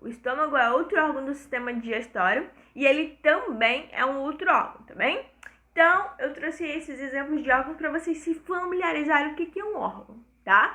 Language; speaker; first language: Portuguese; native; Portuguese